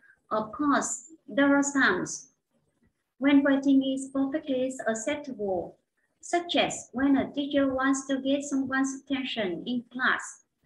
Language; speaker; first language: English; non-native, fluent; Vietnamese